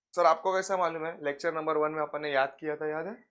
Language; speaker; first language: Hindi; non-native, local second language; Marathi